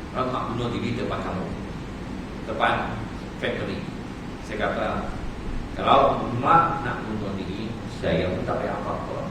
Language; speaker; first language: Malay; non-native, local second language; Chinese